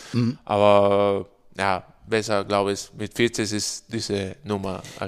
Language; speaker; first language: German; non-native, learner; Spanish